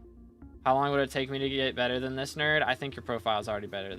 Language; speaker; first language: English; native; English